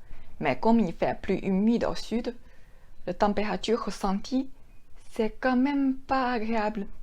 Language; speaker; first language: French; non-native, fluent; Chinese